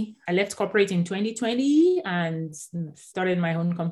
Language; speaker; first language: English; non-native, local second language; Yoruba